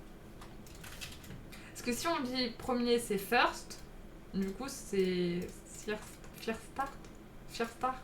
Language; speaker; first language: French; native; French